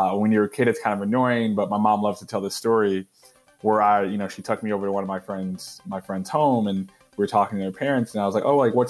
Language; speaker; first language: English; native; English